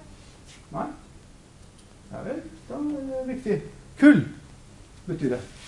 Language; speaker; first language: Norwegian; non-native, fluent; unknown